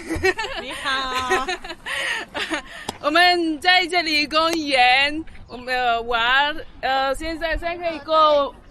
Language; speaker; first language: Chinese; non-native, learner; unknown